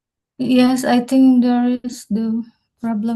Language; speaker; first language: English; non-native, fluent; Indonesian